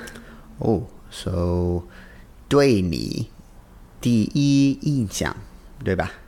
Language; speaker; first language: Chinese; non-native, learner; English